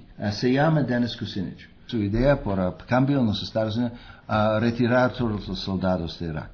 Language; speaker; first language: Spanish; non-native, fluent; English